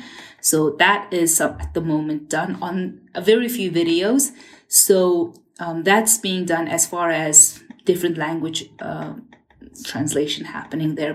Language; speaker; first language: English; non-native, fluent; Mongolian